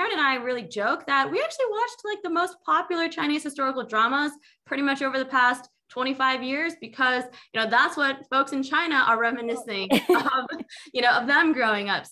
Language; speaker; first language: English; native; English